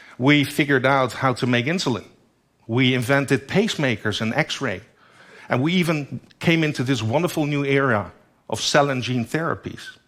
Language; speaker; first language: English; non-native, fluent; Dutch